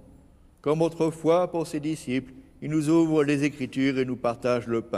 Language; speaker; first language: French; native; French